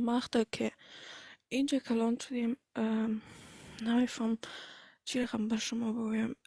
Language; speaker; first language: Persian; early bilingual, heritage; Persian